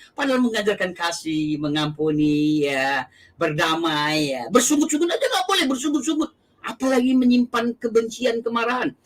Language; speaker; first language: Indonesian; non-native, local second language; Achinese